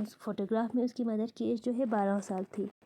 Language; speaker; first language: Hindi; non-native, local second language; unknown